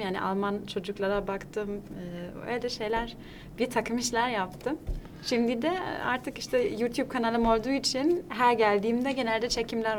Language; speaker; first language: Turkish; non-native, fluent; German